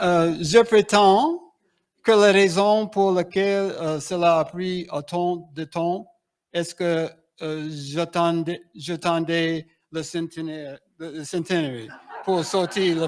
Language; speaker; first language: French; non-native, learner; English